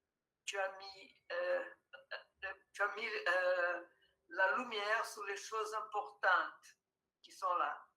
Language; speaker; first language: French; non-native, fluent; Portuguese